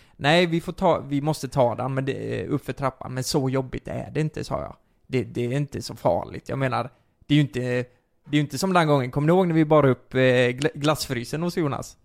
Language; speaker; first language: Swedish; native; Swedish